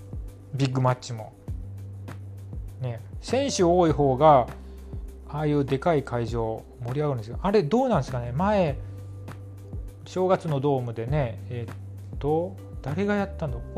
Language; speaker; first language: Japanese; native; Japanese